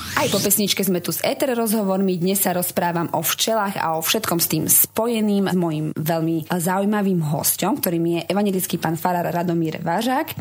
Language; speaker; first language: Slovak; native; Slovak